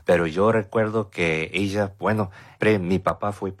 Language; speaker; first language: Spanish; non-native, fluent; English